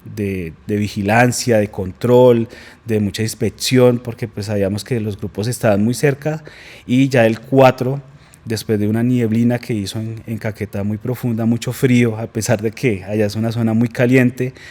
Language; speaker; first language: Spanish; native; Spanish